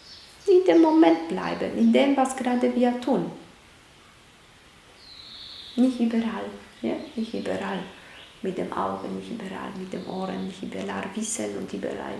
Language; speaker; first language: German; non-native, fluent; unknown